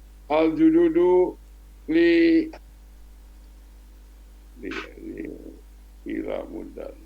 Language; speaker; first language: Arabic; non-native, learner; Indonesian